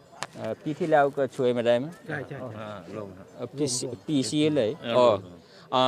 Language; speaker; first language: Hindi; non-native, learner; Nepali